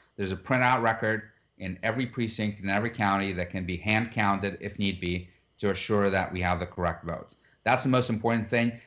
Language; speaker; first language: English; non-native, fluent; Russian